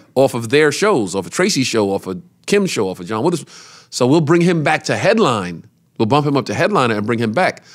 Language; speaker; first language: English; native; English